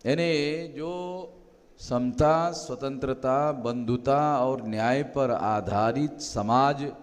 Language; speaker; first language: Hindi; non-native, local second language; Marathi